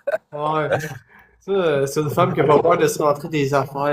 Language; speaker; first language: French; native; French